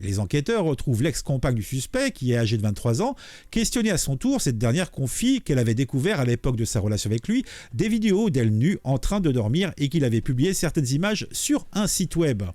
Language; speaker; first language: French; native; French